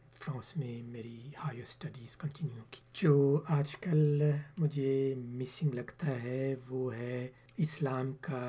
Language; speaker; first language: Urdu; early bilingual, heritage; Urdu